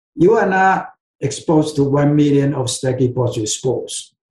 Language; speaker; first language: English; non-native, fluent; Chinese